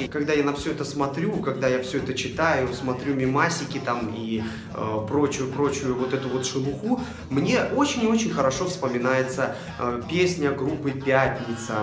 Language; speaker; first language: Russian; native; Russian